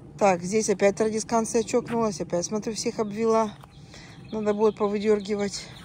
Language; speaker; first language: Russian; native; Russian